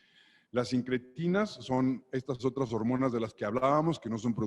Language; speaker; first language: Spanish; native; Spanish